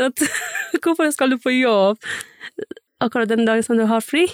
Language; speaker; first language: Norwegian; early bilingual, other home language; Persian